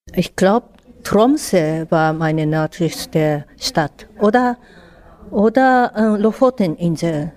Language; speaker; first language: German; non-native, fluent; Japanese